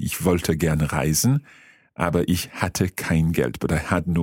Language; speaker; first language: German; non-native, learner; English